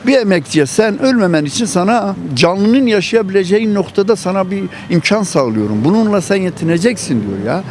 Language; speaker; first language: Turkish; native; Turkish